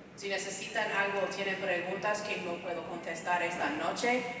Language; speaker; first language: Spanish; non-native, fluent; English